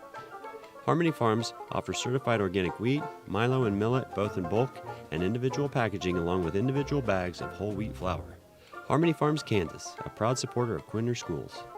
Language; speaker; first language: English; native; English